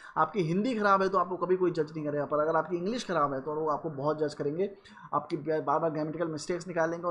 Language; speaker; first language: Hindi; native; Hindi